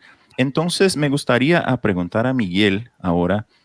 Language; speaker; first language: Spanish; non-native, fluent; Portuguese